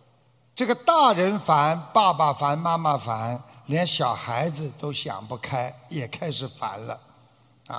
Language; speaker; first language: Chinese; native; Chinese